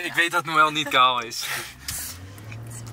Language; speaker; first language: Dutch; native; Dutch